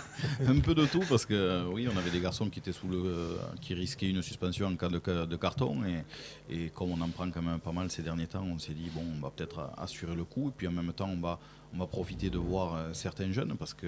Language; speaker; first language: French; native; French